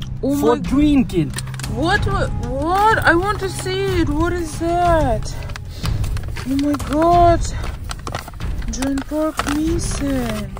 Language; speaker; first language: English; non-native, learner; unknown